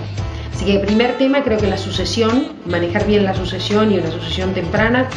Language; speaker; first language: Spanish; native; Spanish